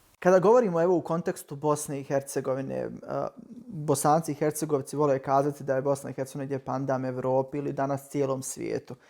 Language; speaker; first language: Bosnian; native; Bosnian